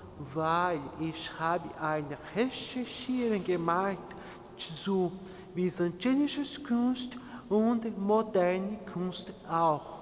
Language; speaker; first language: German; non-native, learner; Portuguese